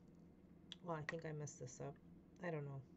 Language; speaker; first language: English; native; English